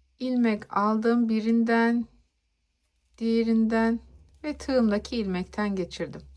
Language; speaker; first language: Turkish; native; Turkish